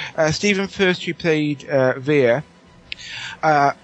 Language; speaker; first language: English; native; English